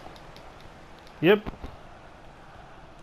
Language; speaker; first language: English; native; English